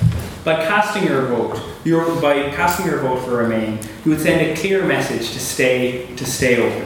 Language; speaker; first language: English; native; English